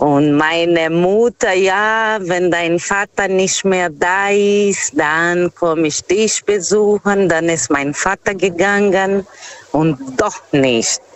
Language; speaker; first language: German; non-native, fluent; Portuguese